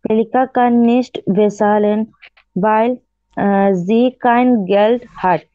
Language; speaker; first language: German; non-native, learner; Bangla